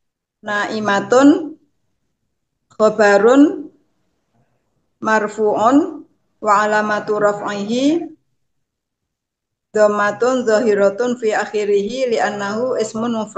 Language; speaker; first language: Arabic; non-native, learner; Indonesian